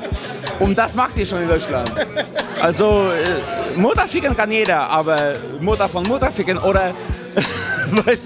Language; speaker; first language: German; non-native, fluent; Polish